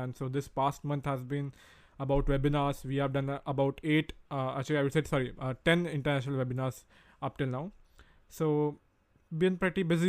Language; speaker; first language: English; non-native, local second language; Hindi